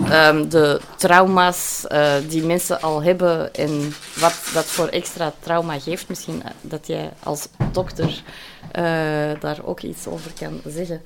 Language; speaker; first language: Dutch; native; Dutch